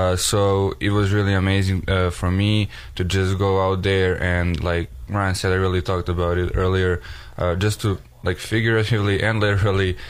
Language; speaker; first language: English; non-native, fluent; Serbian